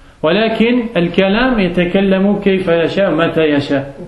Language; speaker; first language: Arabic; non-native, fluent; French